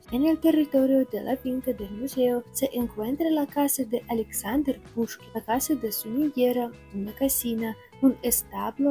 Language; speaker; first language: Spanish; non-native, fluent; Russian